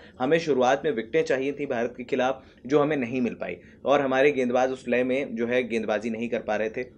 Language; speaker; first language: Hindi; native; Hindi